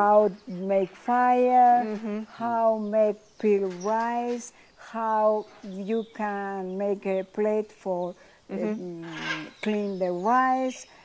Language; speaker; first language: English; non-native, learner; Spanish